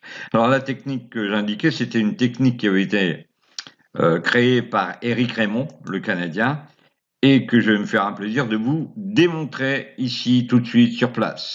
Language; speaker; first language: French; native; French